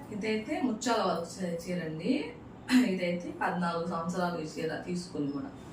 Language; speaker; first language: Telugu; non-native, local second language; Urdu